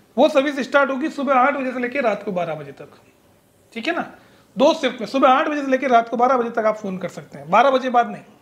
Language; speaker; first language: Hindi; non-native, local second language; Gujarati